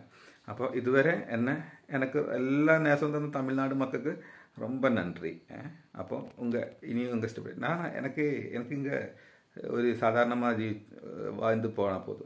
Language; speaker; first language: Tamil; non-native, learner; Malayalam